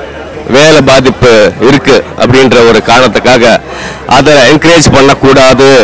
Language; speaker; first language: Tamil; non-native, local second language; Telugu